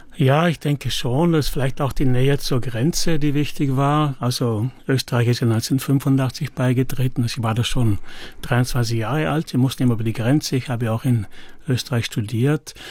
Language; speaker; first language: German; native; German